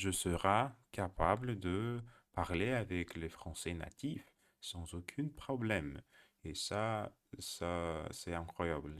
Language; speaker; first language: French; non-native, learner; Russian